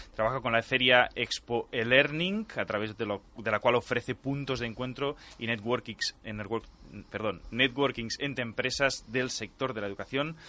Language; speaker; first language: Spanish; non-native, local second language; Catalan